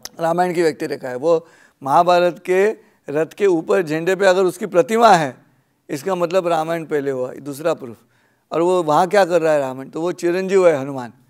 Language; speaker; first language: Hindi; non-native, local second language; Marathi